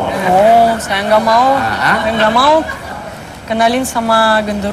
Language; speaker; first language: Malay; non-native, learner; Russian